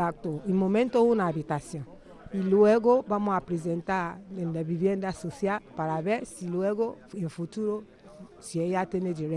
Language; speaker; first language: Spanish; non-native, learner; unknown